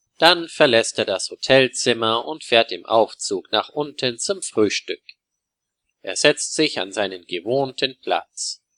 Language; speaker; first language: German; native; German